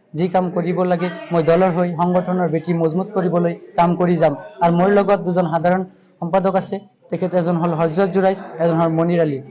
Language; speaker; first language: Assamese; non-native, local second language; Bangla